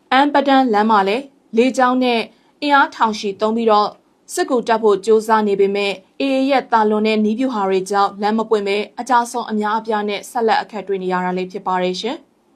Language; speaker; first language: Burmese; native; Burmese